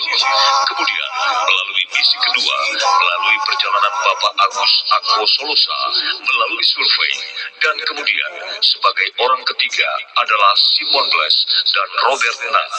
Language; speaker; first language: Indonesian; native; Indonesian